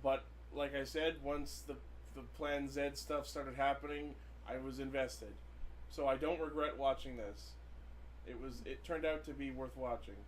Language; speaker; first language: English; native; English